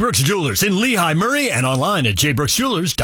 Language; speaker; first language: English; native; English